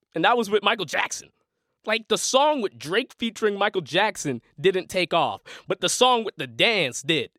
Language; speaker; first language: English; native; English